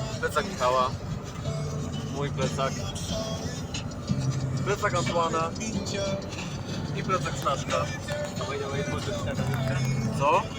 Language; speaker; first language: Polish; native; Polish